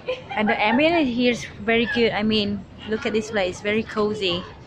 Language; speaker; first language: English; non-native, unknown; Vietnamese